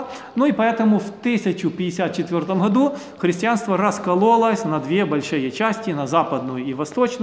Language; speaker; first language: Russian; native; Russian